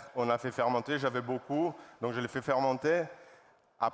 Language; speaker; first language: French; non-native, fluent; Portuguese